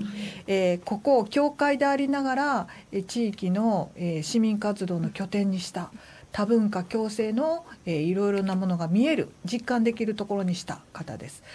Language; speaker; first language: Japanese; native; Japanese